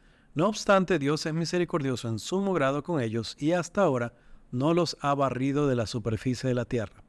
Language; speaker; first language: Spanish; native; Spanish